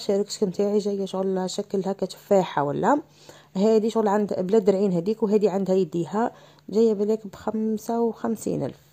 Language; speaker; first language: Arabic; native; Arabic